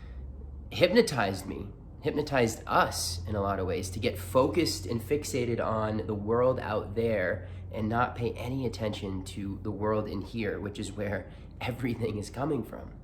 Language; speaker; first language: English; native; English